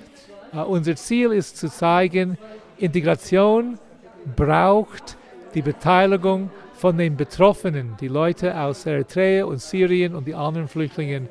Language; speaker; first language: German; non-native, fluent; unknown